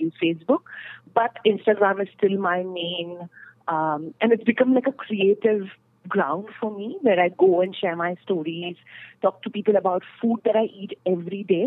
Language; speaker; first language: English; non-native, local second language; Hindi